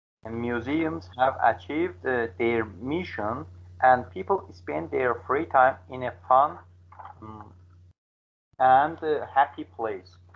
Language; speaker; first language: English; non-native, learner; Azerbaijani